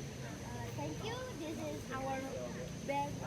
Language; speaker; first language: English; non-native, learner; Indonesian